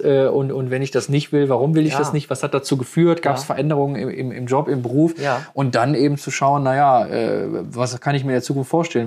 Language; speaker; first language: German; native; German